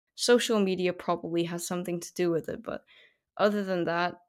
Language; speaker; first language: English; non-native, fluent; Korean